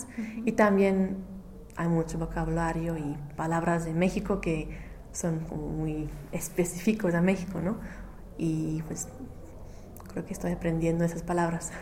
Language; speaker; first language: Spanish; non-native, fluent; English